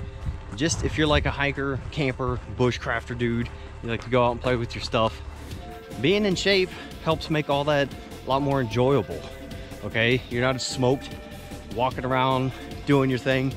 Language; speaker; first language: English; native; English